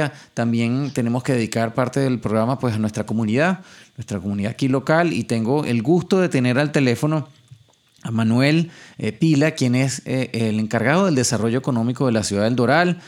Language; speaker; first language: Spanish; native; Spanish